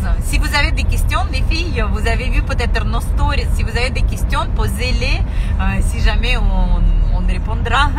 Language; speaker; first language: French; non-native, fluent; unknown